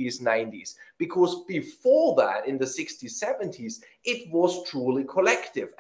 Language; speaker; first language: English; non-native, fluent; German